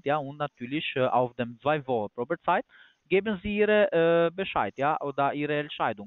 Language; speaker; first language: German; non-native, learner; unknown